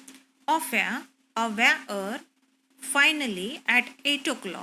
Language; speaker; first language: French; non-native, learner; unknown